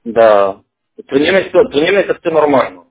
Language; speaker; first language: Russian; non-native, learner; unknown